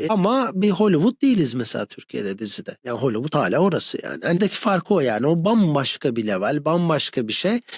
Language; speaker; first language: Turkish; early bilingual, other home language; English